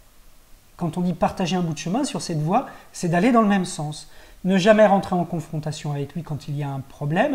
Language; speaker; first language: French; native; French